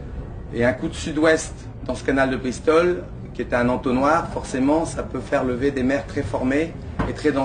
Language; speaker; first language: French; native; French